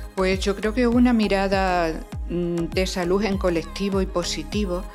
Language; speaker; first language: Spanish; native; Spanish